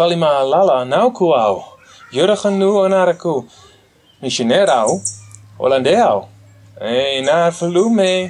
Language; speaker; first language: Malagasy; non-native, learner; Dutch